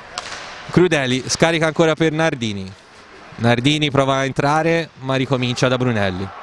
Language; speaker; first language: Italian; native; Italian